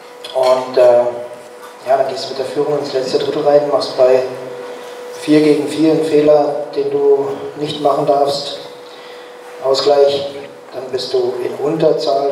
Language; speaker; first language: German; native; German